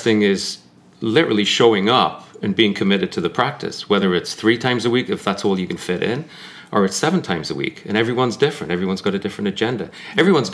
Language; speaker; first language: English; native; English